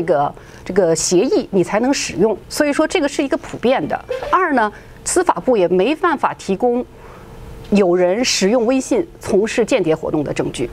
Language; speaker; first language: Chinese; native; Chinese